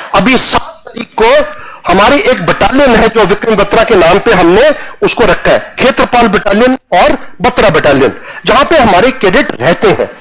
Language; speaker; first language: Hindi; non-native, local second language; Punjabi